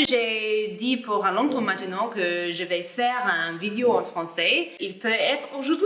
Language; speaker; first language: French; non-native, learner; English